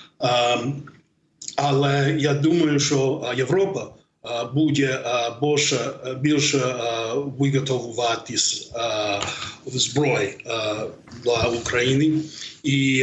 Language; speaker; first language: Ukrainian; non-native, learner; English